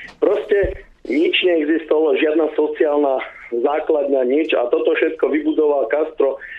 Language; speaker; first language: Slovak; native; Slovak